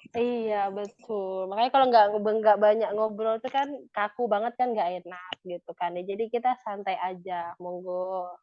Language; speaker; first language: Indonesian; native; Indonesian